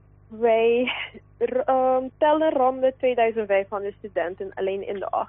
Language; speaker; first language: Dutch; non-native, local second language; Papiamento